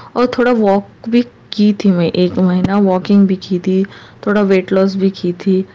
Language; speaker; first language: Hindi; non-native, local second language; Urdu